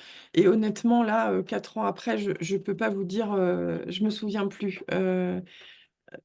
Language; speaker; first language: French; native; French